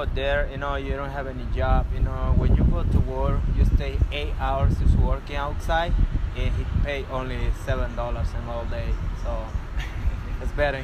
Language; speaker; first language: English; non-native, learner; Spanish